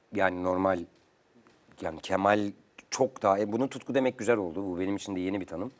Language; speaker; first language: Turkish; native; Turkish